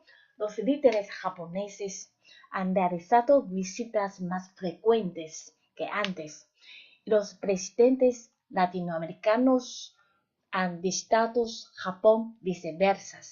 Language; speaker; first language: Spanish; non-native, fluent; Chinese